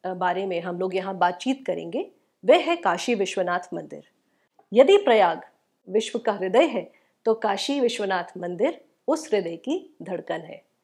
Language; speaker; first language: Hindi; native; Hindi